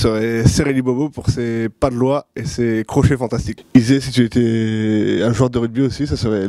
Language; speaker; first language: French; native; French